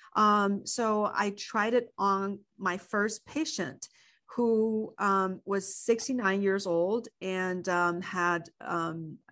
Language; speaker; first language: English; non-native, fluent; Chinese